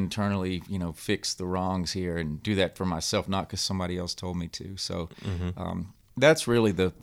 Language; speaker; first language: English; native; English